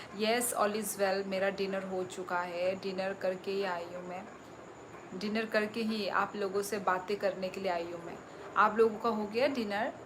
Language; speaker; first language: Hindi; non-native, local second language; Kok Borok